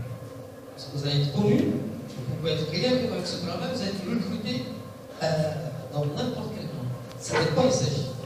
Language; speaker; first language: French; non-native, local second language; Arabic